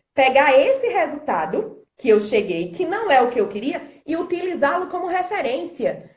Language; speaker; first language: Portuguese; native; Portuguese